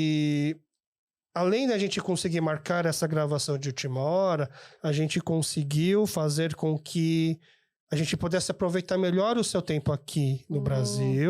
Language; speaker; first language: Portuguese; early bilingual, other home language; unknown